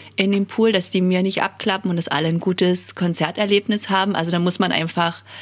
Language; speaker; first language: German; native; German